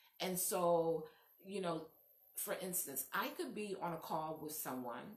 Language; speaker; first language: English; native; English